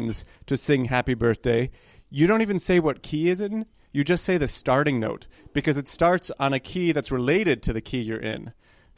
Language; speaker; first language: English; early bilingual, other home language; Hebrew